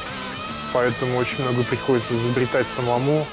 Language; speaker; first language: Russian; native; Russian